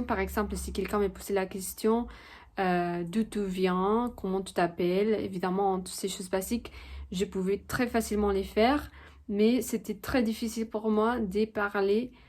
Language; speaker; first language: French; non-native, fluent; Spanish